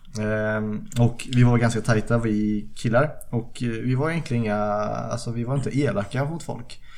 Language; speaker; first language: Swedish; early bilingual, other home language; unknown